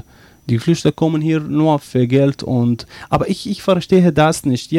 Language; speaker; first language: German; non-native, learner; Arabic